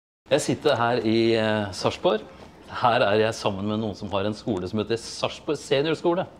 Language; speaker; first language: Norwegian; native; Norwegian